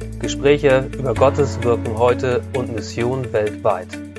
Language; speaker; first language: German; native; German